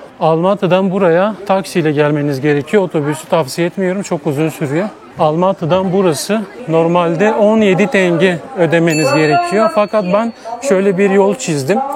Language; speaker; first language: Turkish; native; Turkish